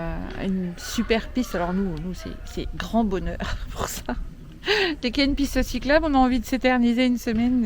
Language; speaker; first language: French; native; French